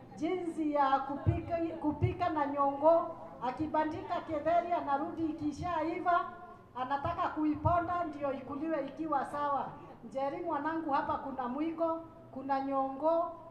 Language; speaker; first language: Swahili; non-native, local second language; Kikuyu